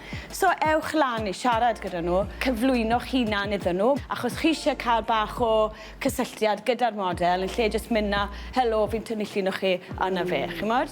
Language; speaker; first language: Welsh; native; Welsh